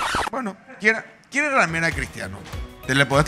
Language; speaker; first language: Spanish; native; Spanish